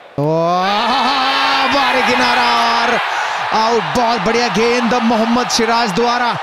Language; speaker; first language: Hindi; native; Hindi